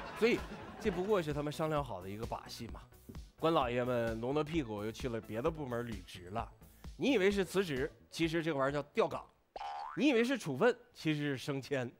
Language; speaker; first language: Chinese; native; Chinese